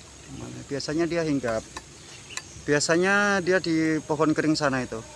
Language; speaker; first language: Indonesian; non-native, local second language; Javanese